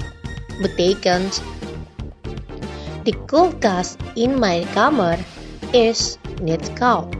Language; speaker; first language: Dutch; non-native, learner; Indonesian